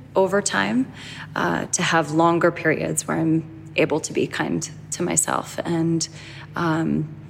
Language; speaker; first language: English; native; English